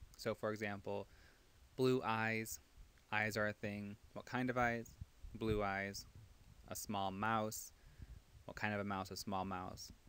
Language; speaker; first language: English; native; English